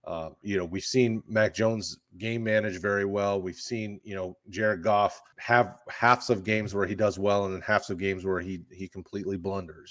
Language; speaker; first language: English; native; English